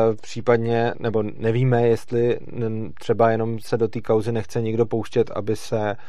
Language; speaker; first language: Czech; native; Czech